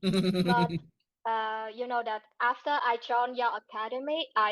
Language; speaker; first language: English; non-native, learner; Vietnamese